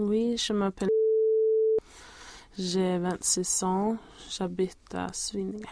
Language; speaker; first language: French; non-native, learner; Swedish